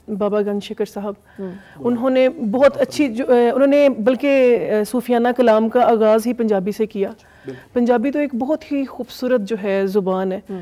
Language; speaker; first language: Urdu; non-native, local second language; Punjabi